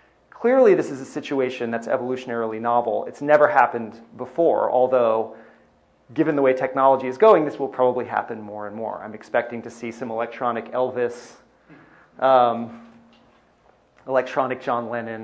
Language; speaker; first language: English; native; English